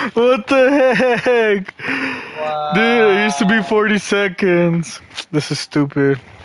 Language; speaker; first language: English; early bilingual, other home language; Spanish